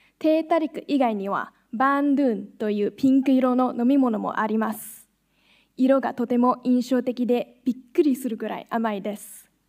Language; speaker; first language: Japanese; non-native, fluent; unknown